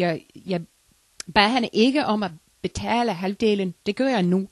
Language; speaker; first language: Danish; non-native, learner; Icelandic